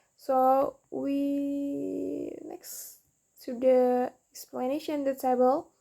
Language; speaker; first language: English; non-native, learner; Indonesian